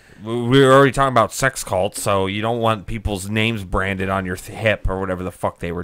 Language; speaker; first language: English; native; English